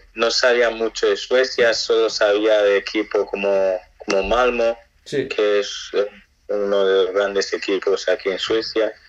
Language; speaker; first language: Spanish; non-native, fluent; Nigerian Pidgin